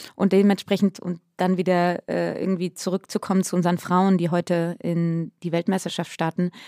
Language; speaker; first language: German; native; German